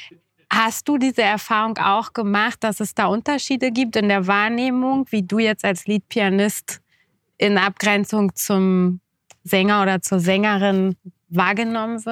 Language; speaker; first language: German; native; German